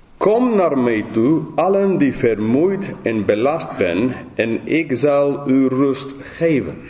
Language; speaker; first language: Dutch; non-native, fluent; English